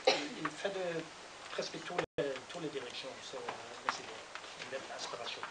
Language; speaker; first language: French; non-native, learner; Norwegian